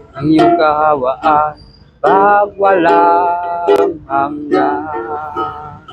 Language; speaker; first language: Filipino; non-native, local second language; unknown